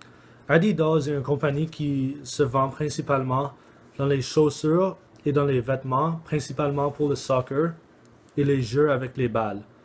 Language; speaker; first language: French; non-native, learner; English